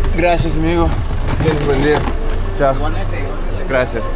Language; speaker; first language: Spanish; non-native, learner; English